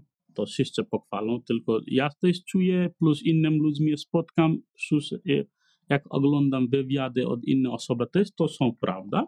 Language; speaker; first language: Polish; non-native, learner; Nepali